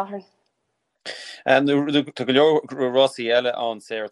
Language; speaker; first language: Irish; non-native, local second language; English